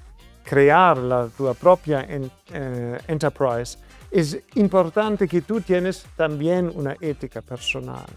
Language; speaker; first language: Spanish; non-native, fluent; German